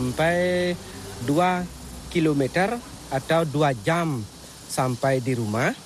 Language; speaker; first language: Indonesian; non-native, local second language; Balinese